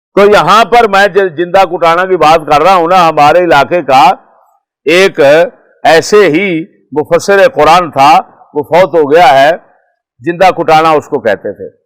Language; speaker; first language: Urdu; non-native, local second language; Punjabi